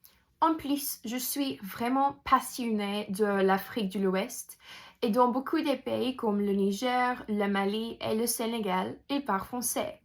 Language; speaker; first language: French; non-native, fluent; English